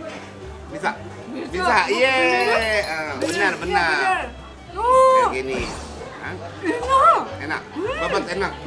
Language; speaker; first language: Indonesian; non-native, fluent; Japanese